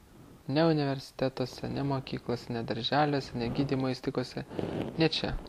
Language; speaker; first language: Lithuanian; native; Lithuanian